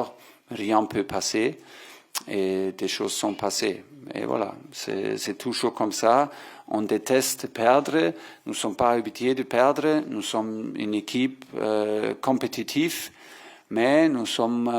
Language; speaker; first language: French; non-native, fluent; German